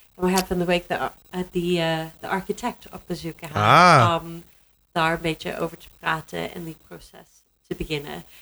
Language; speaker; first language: Dutch; non-native, fluent; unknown